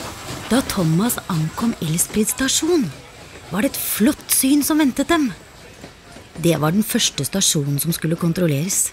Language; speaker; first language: Norwegian; native; Norwegian